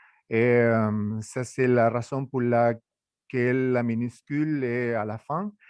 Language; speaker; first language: French; non-native, fluent; Spanish